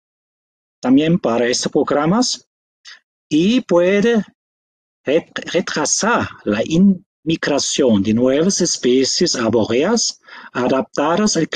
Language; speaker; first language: Spanish; non-native, fluent; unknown